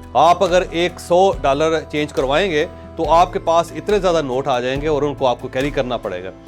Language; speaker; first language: Urdu; non-native, local second language; Punjabi